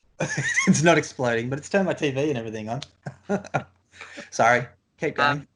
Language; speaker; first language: English; native; English